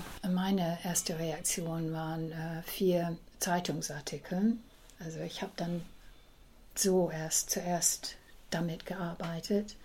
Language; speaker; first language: German; early bilingual, heritage; English